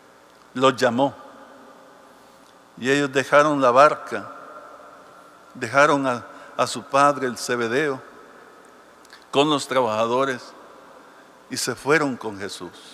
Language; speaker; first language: Spanish; native; Spanish